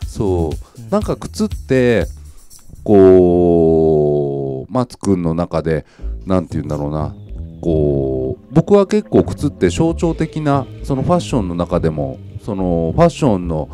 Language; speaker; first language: Japanese; native; Japanese